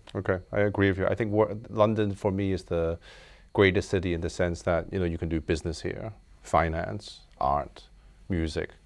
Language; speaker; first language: English; native; English